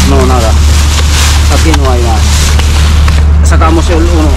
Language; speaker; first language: Spanish; non-native, learner; Filipino